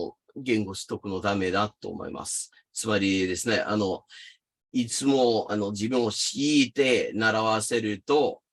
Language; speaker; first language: Japanese; non-native, fluent; English